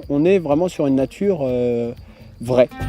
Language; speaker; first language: French; native; French